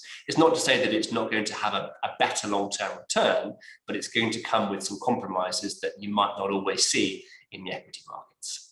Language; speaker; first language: English; native; English